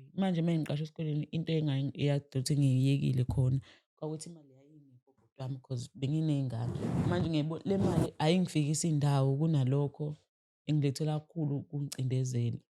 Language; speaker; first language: Zulu; native; Zulu